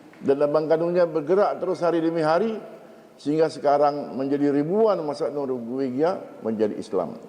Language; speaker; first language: Malay; native; Malay